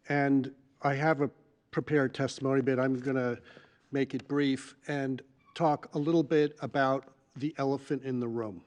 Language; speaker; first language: English; native; English